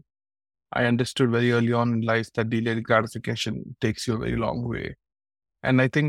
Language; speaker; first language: English; non-native, local second language; Telugu